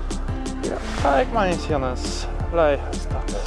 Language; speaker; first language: Dutch; non-native, learner; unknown